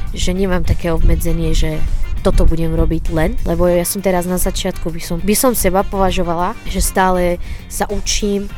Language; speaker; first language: Slovak; non-native, fluent; Arabic